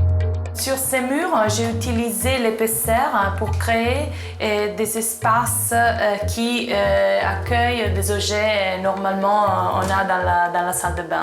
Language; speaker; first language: French; non-native, fluent; Italian